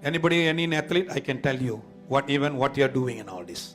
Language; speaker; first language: English; non-native, local second language; Tamil